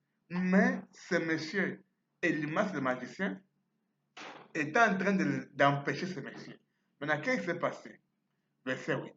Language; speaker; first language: French; non-native, fluent; Portuguese